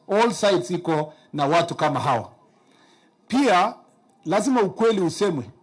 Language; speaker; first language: Swahili; non-native, local second language; Kalenjin